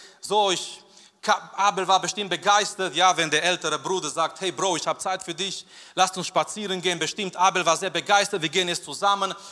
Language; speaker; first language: German; non-native, fluent; Romanian